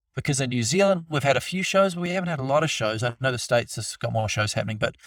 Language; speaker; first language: English; native; English